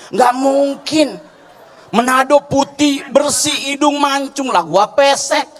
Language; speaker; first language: Indonesian; native; Indonesian